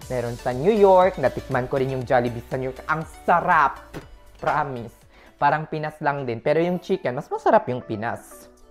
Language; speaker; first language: Filipino; native; Filipino